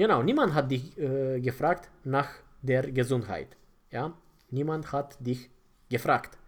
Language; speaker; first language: German; non-native, fluent; Romanian